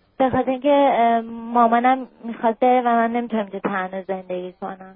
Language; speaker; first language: Persian; native; Persian